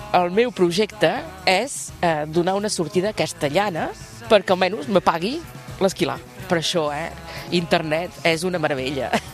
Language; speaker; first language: Catalan; non-native, local second language; French